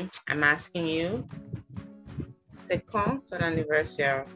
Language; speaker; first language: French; non-native, fluent; English